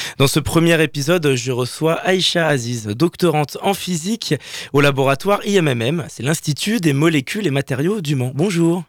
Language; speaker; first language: French; native; French